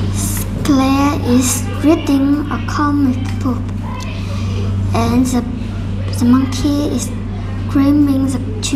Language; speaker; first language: English; non-native, learner; Vietnamese